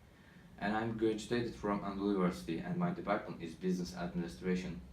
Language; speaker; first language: English; non-native, learner; Turkish